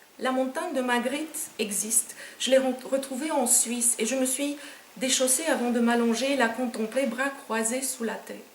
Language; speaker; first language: French; non-native, fluent; Romanian